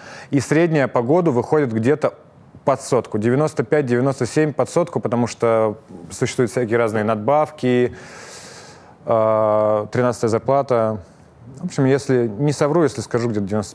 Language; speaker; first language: Russian; native; Russian